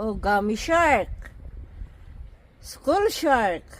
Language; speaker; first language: English; non-native, learner; Filipino